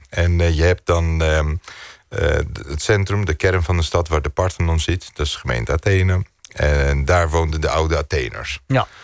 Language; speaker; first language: Dutch; non-native, fluent; Greek